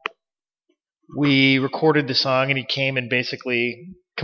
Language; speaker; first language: English; native; English